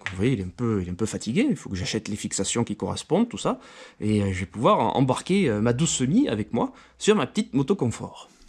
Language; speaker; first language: French; native; French